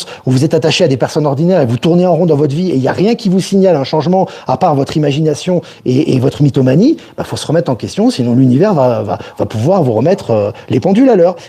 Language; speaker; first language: French; native; French